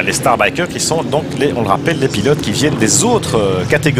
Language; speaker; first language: French; native; French